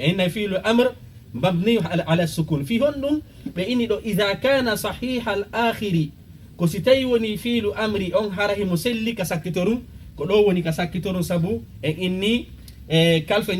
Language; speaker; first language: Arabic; non-native, fluent; Fula